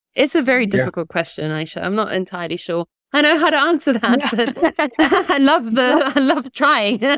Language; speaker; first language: English; early bilingual, other home language; Italian